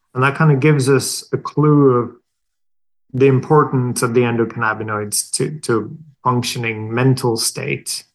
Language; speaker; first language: English; non-native, fluent; Swedish